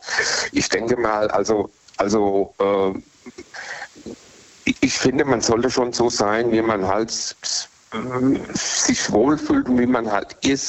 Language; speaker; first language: German; native; German